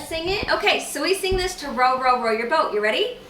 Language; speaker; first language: English; native; English